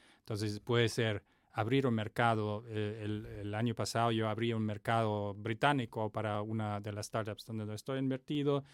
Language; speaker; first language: Spanish; non-native, fluent; German